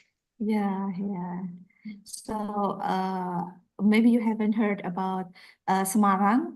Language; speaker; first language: English; non-native, learner; Indonesian